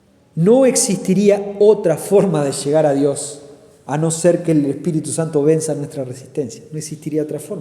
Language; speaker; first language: Spanish; native; Spanish